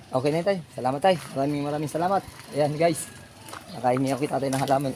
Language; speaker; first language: Filipino; non-native, local second language; Bikol